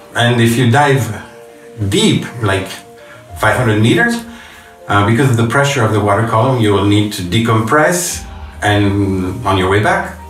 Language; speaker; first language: English; non-native, fluent; French